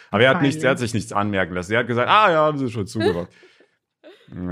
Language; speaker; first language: German; native; German